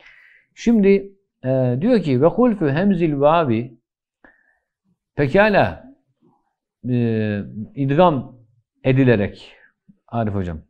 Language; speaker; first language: Turkish; native; Turkish